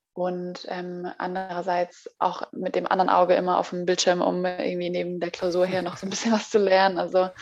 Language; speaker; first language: German; native; German